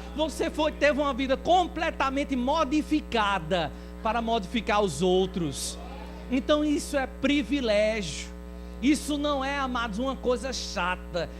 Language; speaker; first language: Portuguese; native; Portuguese